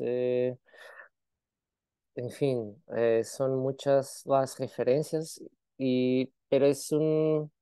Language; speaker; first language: Spanish; non-native, fluent; Portuguese